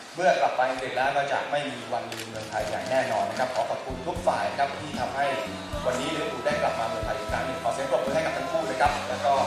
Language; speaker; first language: Thai; native; Thai